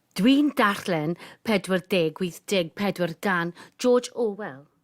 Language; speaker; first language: Welsh; non-native, learner; English